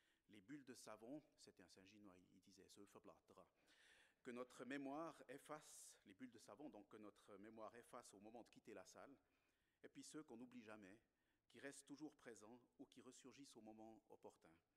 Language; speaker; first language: French; native; French